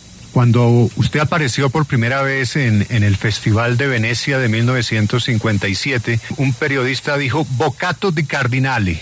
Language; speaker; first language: Spanish; native; Spanish